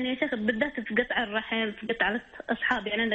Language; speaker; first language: Arabic; native; Arabic